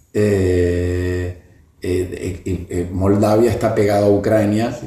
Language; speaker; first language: Spanish; native; Spanish